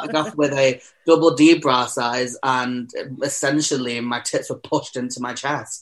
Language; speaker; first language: English; native; English